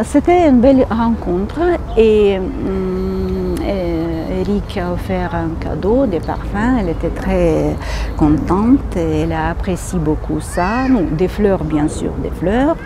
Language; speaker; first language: French; non-native, fluent; Ukrainian